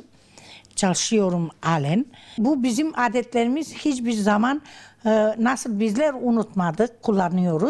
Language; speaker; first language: Turkish; early bilingual, heritage; Crimean Tatar